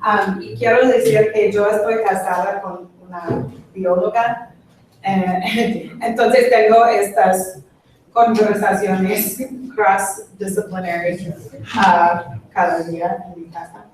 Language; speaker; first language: Spanish; non-native, fluent; English